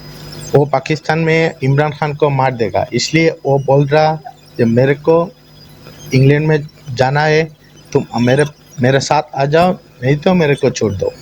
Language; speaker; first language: Hindi; non-native, fluent; Bangla